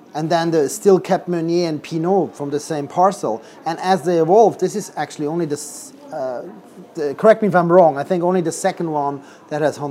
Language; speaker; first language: English; non-native, fluent; Swiss German